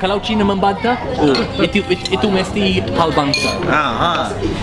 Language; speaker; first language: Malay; non-native, fluent; English